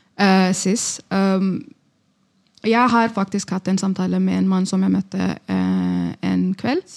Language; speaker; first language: Norwegian; non-native, fluent; Amharic